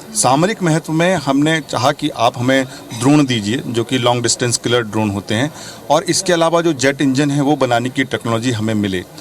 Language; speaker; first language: Hindi; native; Hindi